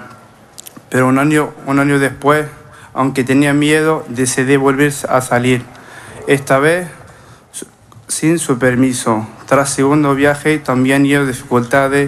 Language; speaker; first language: Spanish; non-native, fluent; Arabic